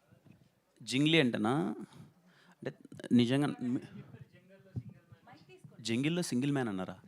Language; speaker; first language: Telugu; native; Telugu